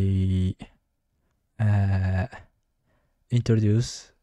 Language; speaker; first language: English; non-native, learner; Japanese